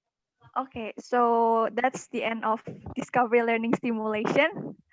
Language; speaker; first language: English; non-native, learner; Indonesian